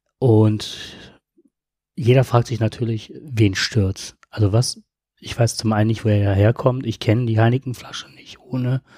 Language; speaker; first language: German; native; German